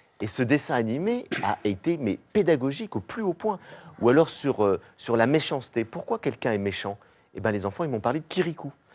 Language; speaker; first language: French; native; French